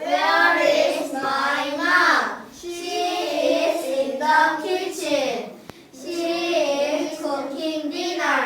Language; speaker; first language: English; non-native, learner; Korean